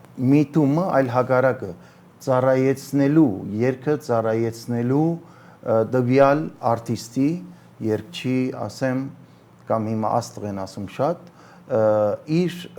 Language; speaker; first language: Armenian; early bilingual, heritage; Armenian